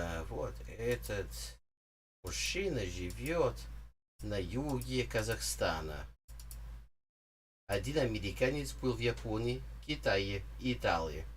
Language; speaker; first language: Russian; non-native, learner; English